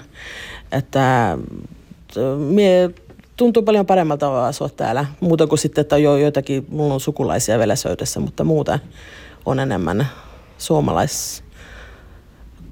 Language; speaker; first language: Finnish; early bilingual, heritage; Finnish